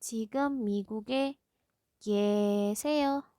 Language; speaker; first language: Korean; non-native, fluent; Indonesian